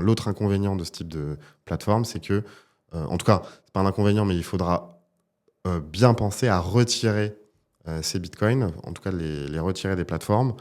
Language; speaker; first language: French; native; French